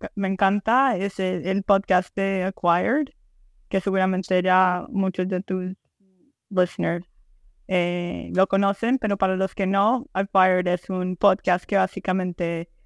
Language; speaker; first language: Spanish; early bilingual, heritage; Spanish